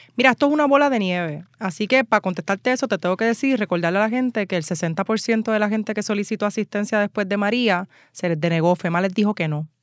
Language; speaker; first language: Spanish; native; Spanish